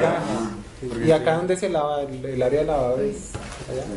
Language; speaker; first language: Spanish; native; Spanish